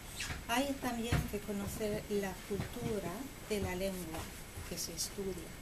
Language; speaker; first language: Spanish; non-native, fluent; Swedish